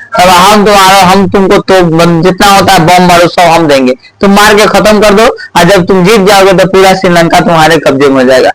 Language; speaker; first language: Hindi; native; Hindi